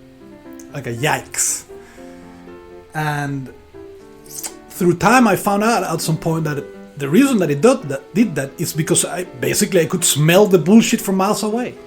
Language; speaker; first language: English; non-native, fluent; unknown